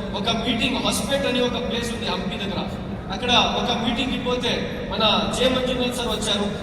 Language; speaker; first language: Telugu; non-native, local second language; Urdu